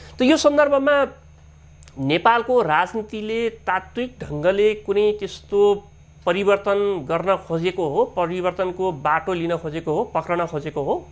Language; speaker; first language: Nepali; native; Nepali